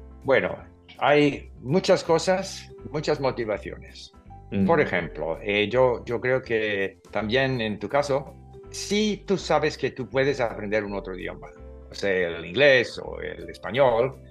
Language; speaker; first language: Spanish; non-native, fluent; English